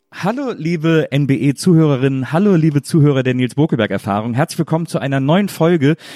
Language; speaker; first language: German; native; German